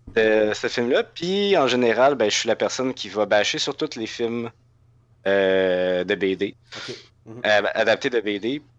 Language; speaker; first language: French; native; French